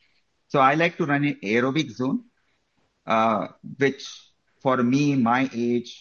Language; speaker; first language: English; non-native, local second language; Marathi